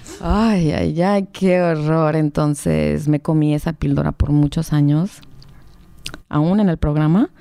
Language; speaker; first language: Spanish; native; Spanish